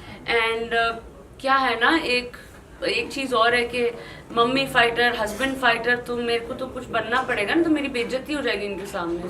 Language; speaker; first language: Hindi; native; Hindi